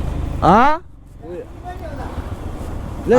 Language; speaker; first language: English; non-native, learner; Nepali